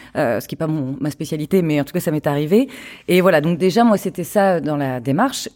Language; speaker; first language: French; native; French